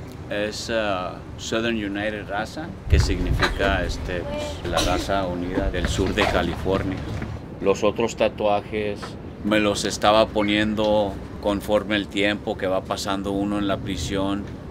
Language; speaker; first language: Spanish; early bilingual, heritage; Spanish